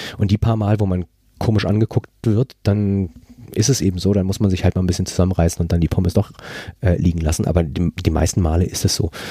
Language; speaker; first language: German; non-native, fluent; Spanish